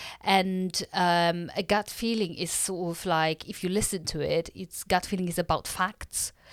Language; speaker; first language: English; non-native, fluent; Polish